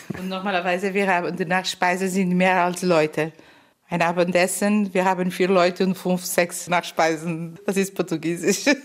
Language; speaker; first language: German; non-native, learner; Portuguese